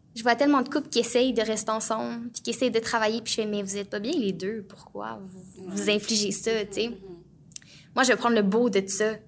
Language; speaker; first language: French; native; French